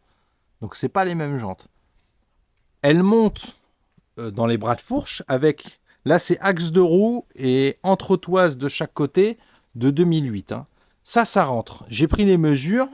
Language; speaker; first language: French; native; French